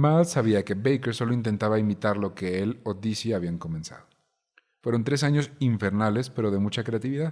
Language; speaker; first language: Spanish; native; Spanish